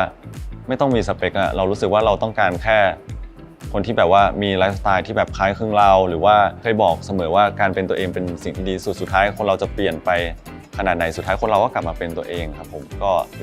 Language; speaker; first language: Thai; native; Thai